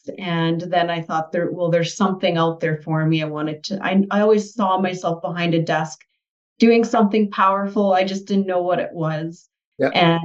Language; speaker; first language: English; native; English